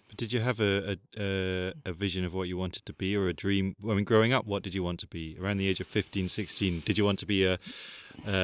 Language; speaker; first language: English; native; English